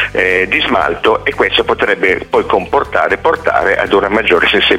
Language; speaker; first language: Italian; native; Italian